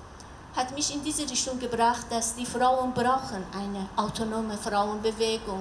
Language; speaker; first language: German; non-native, learner; Persian